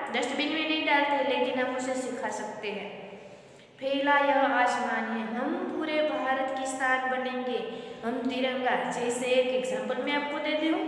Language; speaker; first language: Hindi; non-native, local second language; Gujarati